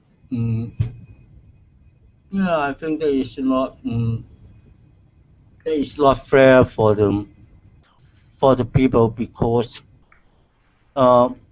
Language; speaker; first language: English; non-native, learner; Chinese